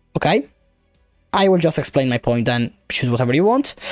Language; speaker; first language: English; non-native, fluent; Italian